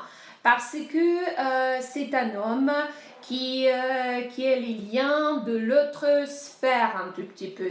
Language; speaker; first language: French; non-native, fluent; Russian